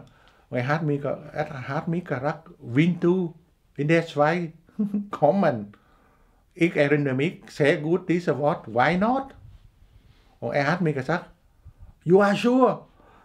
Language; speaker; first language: German; non-native, learner; Vietnamese